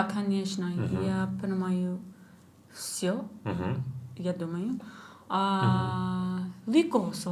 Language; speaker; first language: Russian; non-native, learner; English